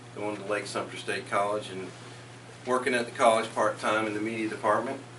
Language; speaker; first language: English; native; English